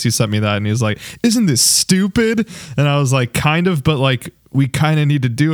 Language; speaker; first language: English; native; English